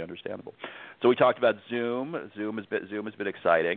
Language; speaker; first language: English; native; English